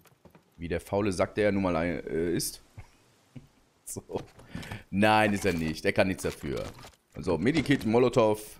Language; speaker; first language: German; native; German